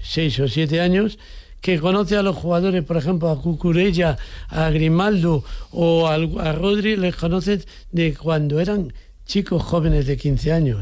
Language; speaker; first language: Spanish; native; Spanish